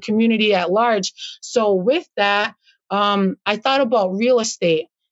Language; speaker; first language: English; native; English